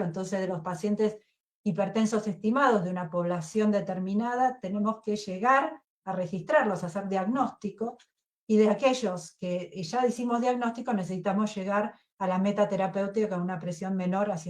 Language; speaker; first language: Spanish; native; Spanish